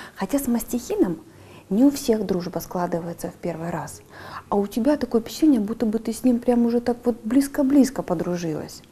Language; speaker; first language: Russian; native; Russian